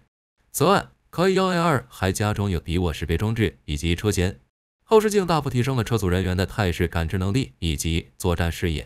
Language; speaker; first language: Chinese; native; Chinese